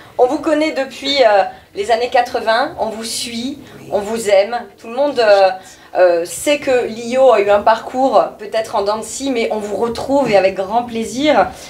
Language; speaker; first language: French; native; French